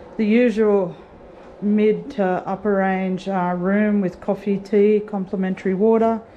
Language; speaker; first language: English; native; English